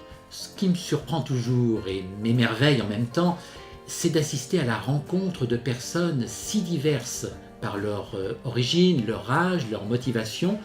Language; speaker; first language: French; native; French